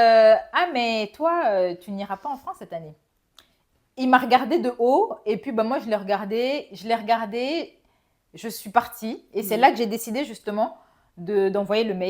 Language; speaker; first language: French; non-native, local second language; Bambara